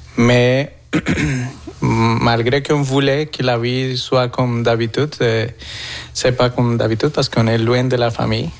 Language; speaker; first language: French; non-native, fluent; Spanish